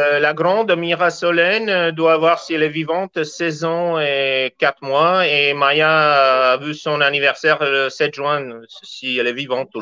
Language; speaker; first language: French; native; French